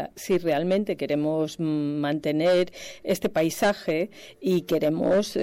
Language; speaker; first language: Spanish; native; Spanish